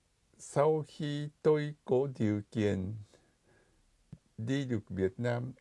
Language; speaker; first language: Vietnamese; non-native, fluent; Japanese